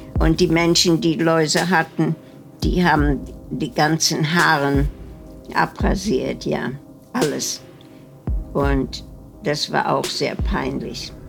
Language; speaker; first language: German; non-native, fluent; Dutch